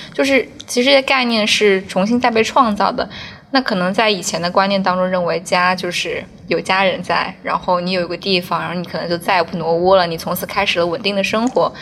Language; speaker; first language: Chinese; native; Chinese